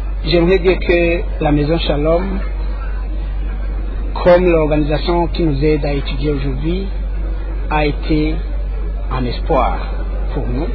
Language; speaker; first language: French; non-native, local second language; Rundi